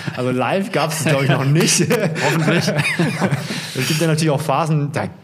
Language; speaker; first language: German; early bilingual, other home language; Korean